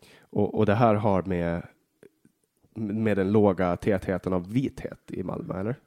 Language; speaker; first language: Swedish; native; Swedish